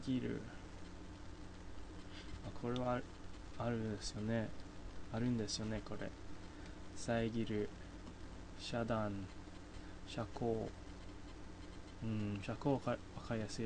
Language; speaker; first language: Japanese; non-native, fluent; English